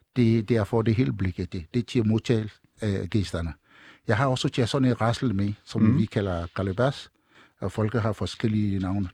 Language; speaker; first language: Danish; non-native, fluent; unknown